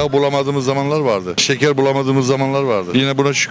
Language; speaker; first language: Turkish; native; Turkish